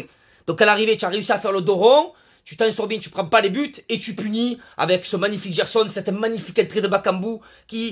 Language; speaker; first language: French; native; French